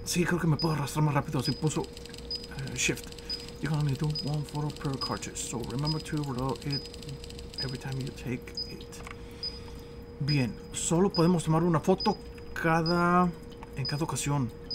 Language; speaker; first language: Spanish; native; Spanish